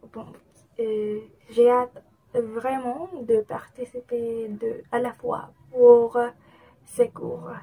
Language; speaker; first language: French; non-native, learner; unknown